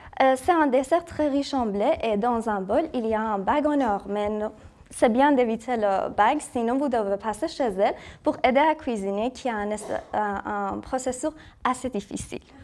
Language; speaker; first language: French; non-native, fluent; Persian